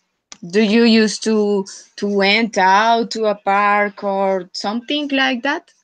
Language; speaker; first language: English; non-native, fluent; Spanish